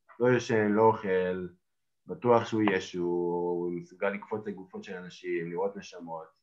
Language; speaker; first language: Hebrew; native; Hebrew